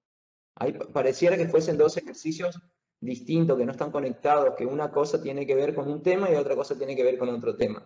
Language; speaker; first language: Spanish; native; Spanish